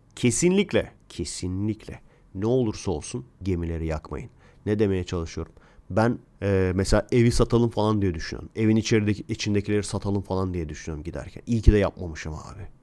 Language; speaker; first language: Turkish; native; Turkish